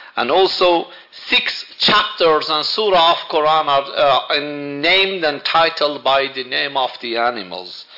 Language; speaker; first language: English; non-native, fluent; Persian